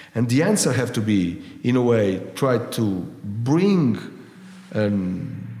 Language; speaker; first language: English; non-native, fluent; Portuguese